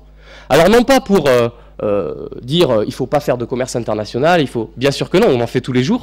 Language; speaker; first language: French; native; French